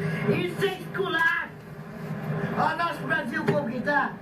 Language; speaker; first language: Portuguese; native; Portuguese